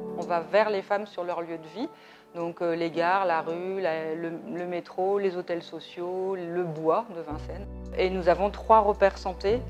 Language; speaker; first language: French; native; French